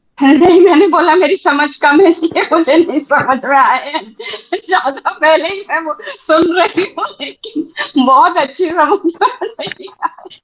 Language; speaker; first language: Hindi; native; Hindi